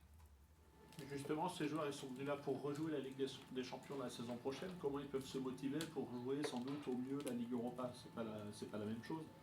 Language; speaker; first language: French; native; French